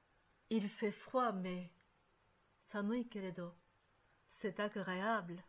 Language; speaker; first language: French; non-native, fluent; Japanese